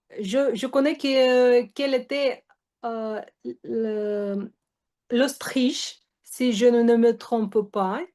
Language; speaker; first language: French; non-native, fluent; Russian